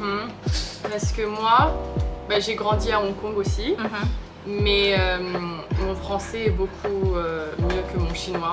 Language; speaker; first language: French; early bilingual, heritage; French